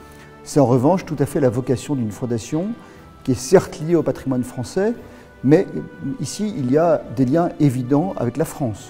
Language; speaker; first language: French; native; French